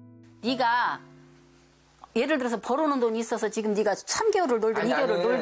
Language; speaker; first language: Korean; native; Korean